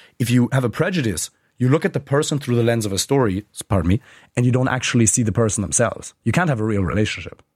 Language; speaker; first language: English; non-native, fluent; German